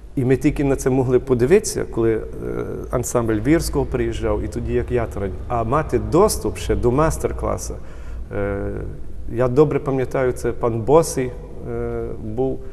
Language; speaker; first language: Ukrainian; early bilingual, heritage; Ukrainian